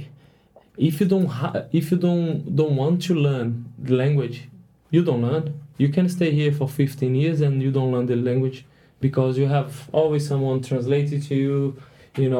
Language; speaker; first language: English; non-native, fluent; Portuguese